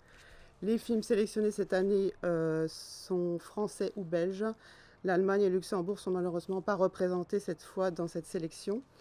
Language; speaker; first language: French; native; French